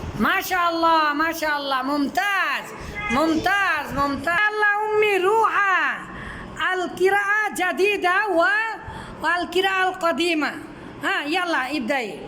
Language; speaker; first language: Arabic; non-native, fluent; Bangla